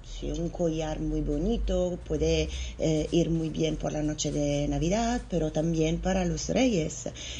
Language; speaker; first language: Spanish; non-native, fluent; Italian